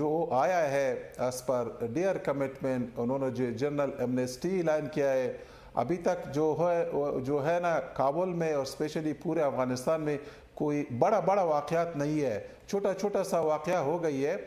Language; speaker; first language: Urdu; non-native, learner; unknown